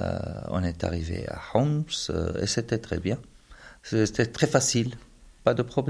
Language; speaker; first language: French; non-native, fluent; Arabic